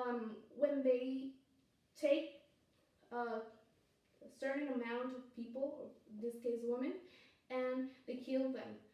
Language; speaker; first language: English; non-native, fluent; Spanish